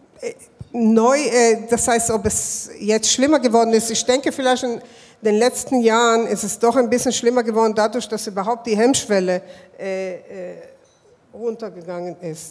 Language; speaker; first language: German; non-native, fluent; Hebrew